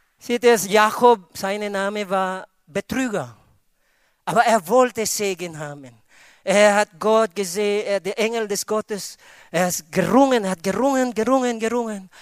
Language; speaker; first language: German; non-native, fluent; Filipino